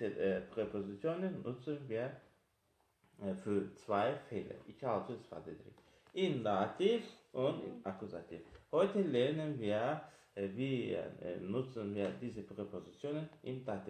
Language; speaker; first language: German; non-native, fluent; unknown